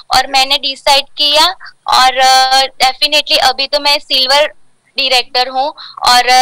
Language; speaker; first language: Hindi; non-native, local second language; Gujarati